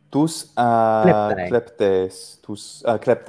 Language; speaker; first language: Greek; non-native, fluent; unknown